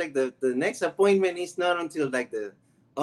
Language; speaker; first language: English; non-native, fluent; Spanish